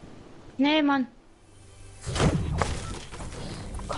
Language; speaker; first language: German; non-native, local second language; Luxembourgish